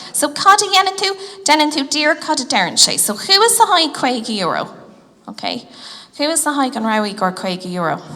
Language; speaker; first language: Irish; native; Irish